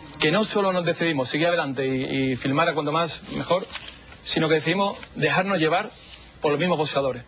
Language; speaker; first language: Spanish; native; Spanish